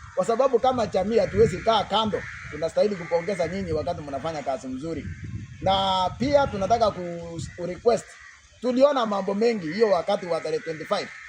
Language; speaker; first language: Swahili; non-native, local second language; Kalenjin